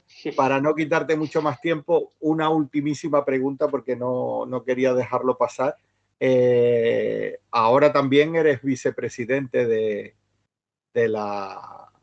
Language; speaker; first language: Spanish; native; Spanish